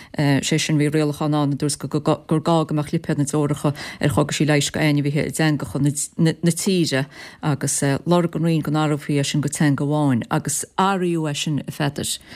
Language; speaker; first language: Irish; native; Irish